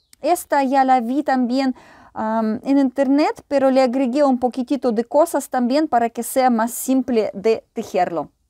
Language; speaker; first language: Spanish; non-native, fluent; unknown